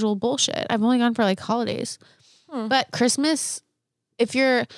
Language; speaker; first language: English; native; English